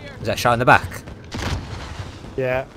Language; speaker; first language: English; native; English